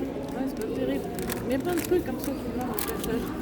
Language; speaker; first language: French; native; French